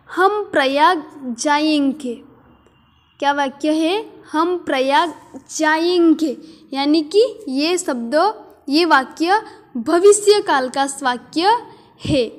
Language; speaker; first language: Hindi; non-native, local second language; Gujarati